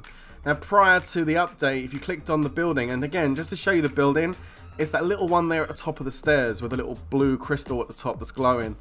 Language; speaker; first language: English; native; English